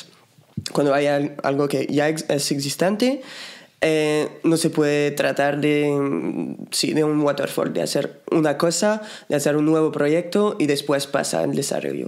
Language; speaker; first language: Spanish; non-native, fluent; French